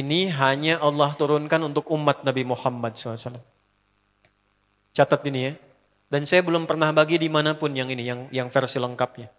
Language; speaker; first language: Indonesian; native; Indonesian